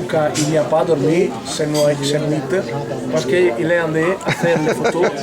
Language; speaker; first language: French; non-native, learner; Italian